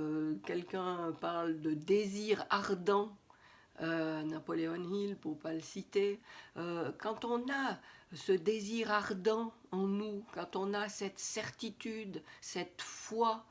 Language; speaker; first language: French; native; French